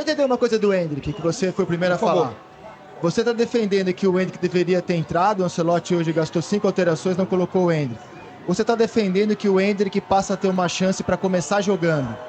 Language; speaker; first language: Portuguese; native; Portuguese